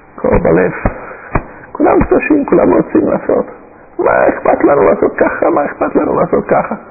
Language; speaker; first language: Hebrew; non-native, fluent; English